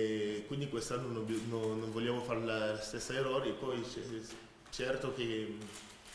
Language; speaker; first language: Italian; non-native, fluent; French